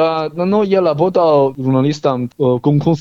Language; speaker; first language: Russian; non-native, learner; Chinese